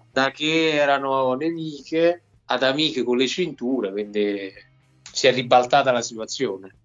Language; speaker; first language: Italian; native; Italian